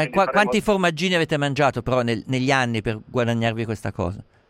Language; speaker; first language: Italian; native; Italian